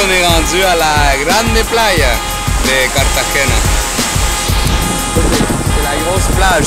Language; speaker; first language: French; native; French